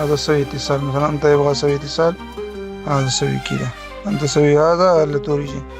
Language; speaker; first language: Arabic; non-native, learner; Urdu